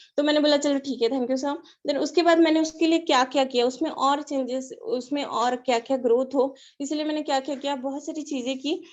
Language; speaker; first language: Hindi; non-native, local second language; Marathi